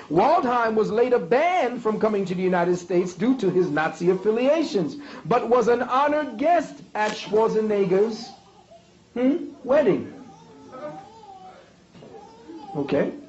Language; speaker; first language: English; native; English